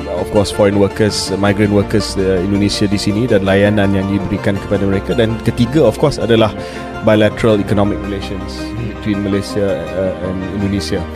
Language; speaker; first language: Malay; native; Malay